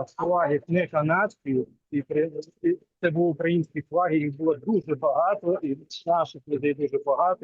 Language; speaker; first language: Ukrainian; non-native, local second language; Russian